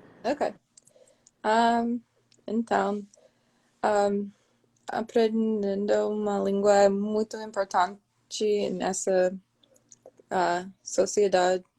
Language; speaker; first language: Portuguese; non-native, learner; English